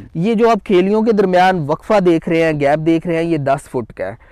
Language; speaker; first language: Urdu; native; Urdu